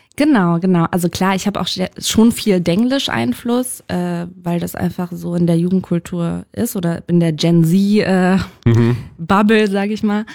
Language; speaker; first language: German; native; German